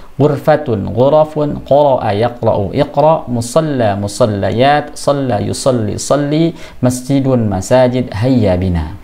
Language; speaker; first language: Arabic; non-native, fluent; Indonesian